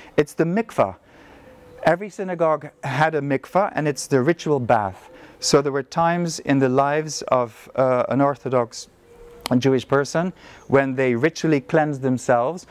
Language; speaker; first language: English; non-native, fluent; Dutch